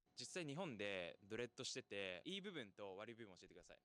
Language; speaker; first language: Japanese; native; Japanese